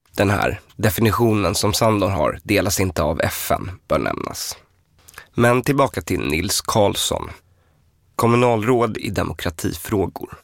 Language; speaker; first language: Swedish; native; Swedish